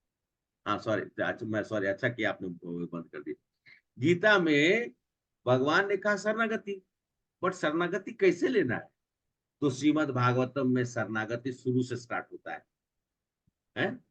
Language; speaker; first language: Hindi; native; Hindi